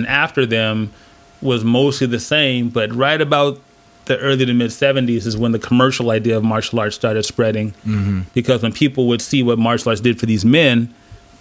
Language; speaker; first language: English; native; English